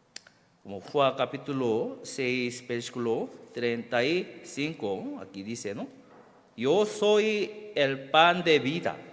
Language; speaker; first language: Spanish; non-native, fluent; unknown